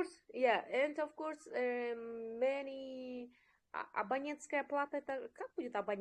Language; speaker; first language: Russian; non-native, local second language; Kyrgyz